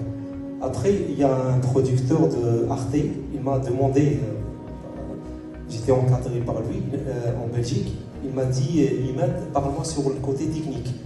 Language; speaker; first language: French; non-native, local second language; Arabic